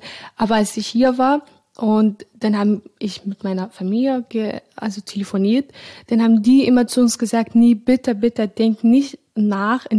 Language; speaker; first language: German; non-native, fluent; Arabic